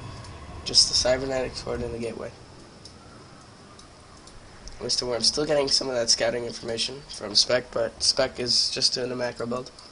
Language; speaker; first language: English; native; English